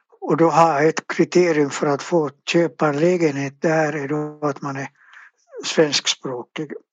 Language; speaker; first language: Swedish; native; Swedish